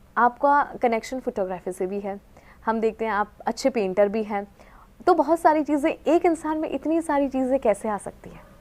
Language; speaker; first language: Hindi; native; Hindi